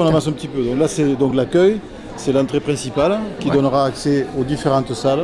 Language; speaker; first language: French; native; French